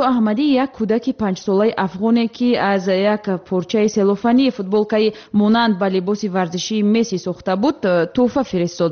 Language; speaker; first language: Tajik; native; Tajik